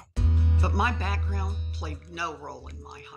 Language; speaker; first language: English; native; English